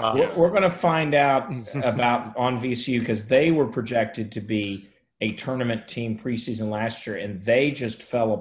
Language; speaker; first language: English; native; English